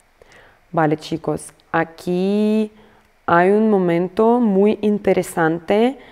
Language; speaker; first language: Spanish; non-native, fluent; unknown